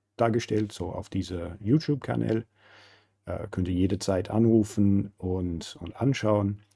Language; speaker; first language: German; non-native, fluent; English